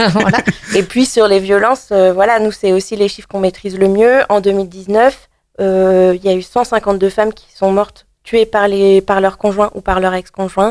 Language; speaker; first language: French; native; French